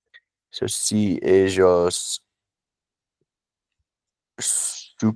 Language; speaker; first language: Spanish; non-native, learner; English